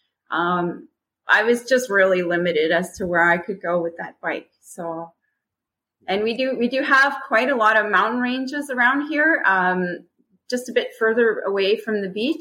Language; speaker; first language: English; non-native, fluent; French